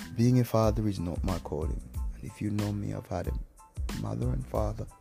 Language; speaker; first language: English; non-native, local second language; Nyanja